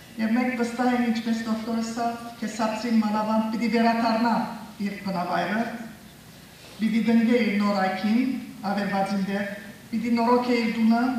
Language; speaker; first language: Armenian; early bilingual, heritage; Armenian